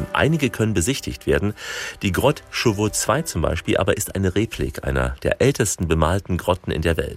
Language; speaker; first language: German; native; German